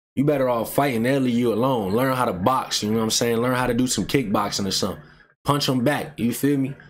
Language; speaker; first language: English; native; English